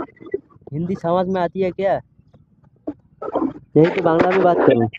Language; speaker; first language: Hindi; non-native, local second language; Bangla